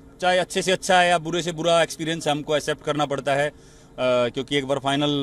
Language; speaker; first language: Hindi; native; Hindi